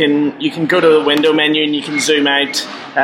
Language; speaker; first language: English; native; English